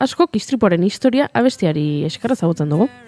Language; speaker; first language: Basque; native; Basque